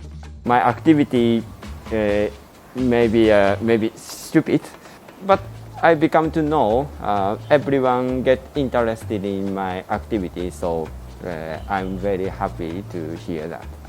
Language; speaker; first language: English; non-native, learner; Japanese